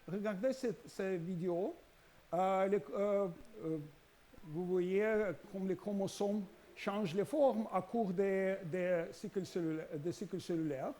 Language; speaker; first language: French; non-native, learner; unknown